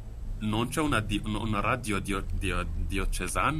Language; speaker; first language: Italian; non-native, fluent; Kinyarwanda